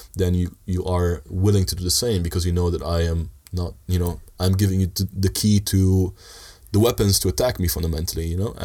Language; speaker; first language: English; early bilingual, heritage; Dutch